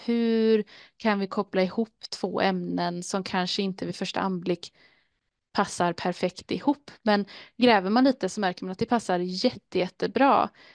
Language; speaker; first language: Swedish; native; Swedish